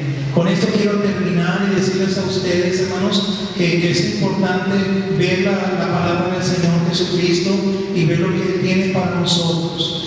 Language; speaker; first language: Spanish; native; Spanish